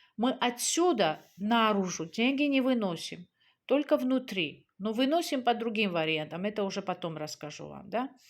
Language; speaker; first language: Russian; non-native, local second language; Georgian